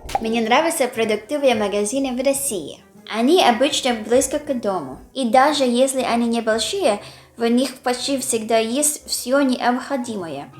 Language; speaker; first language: Russian; non-native, fluent; Filipino